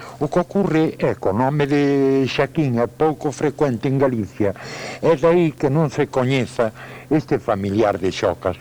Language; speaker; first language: Galician; native; Galician